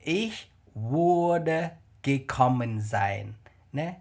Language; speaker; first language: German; non-native, fluent; Khmer